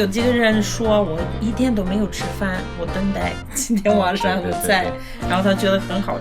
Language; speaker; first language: Chinese; non-native, fluent; English